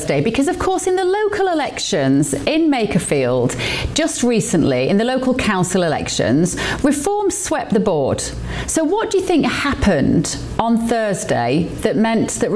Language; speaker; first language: English; native; English